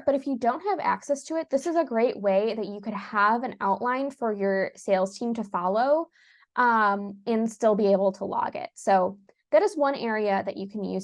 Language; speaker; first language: English; native; English